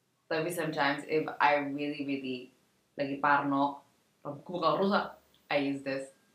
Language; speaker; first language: Indonesian; early bilingual, heritage; Indonesian